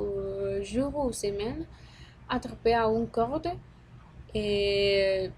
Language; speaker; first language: French; non-native, learner; Spanish